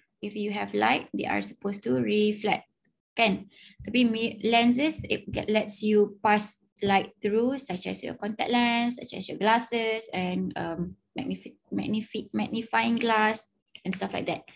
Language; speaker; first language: English; non-native, local second language; Malay